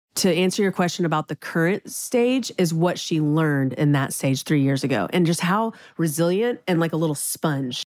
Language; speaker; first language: English; native; English